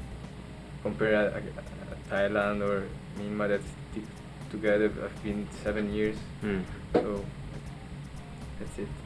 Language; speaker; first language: English; non-native, learner; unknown